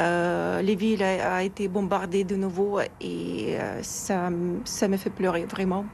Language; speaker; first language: French; non-native, fluent; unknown